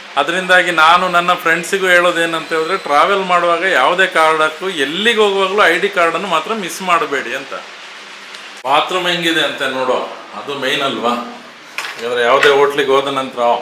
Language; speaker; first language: Kannada; non-native, local second language; Konkani